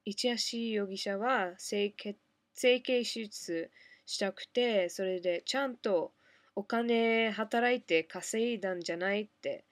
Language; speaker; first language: Japanese; non-native, fluent; English